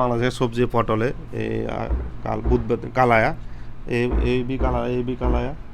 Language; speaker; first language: Hindi; non-native, learner; Bangla